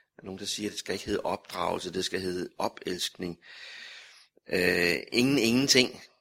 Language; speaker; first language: Danish; native; Danish